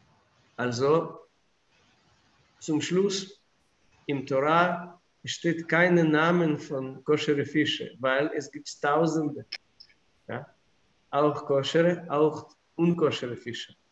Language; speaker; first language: German; non-native, fluent; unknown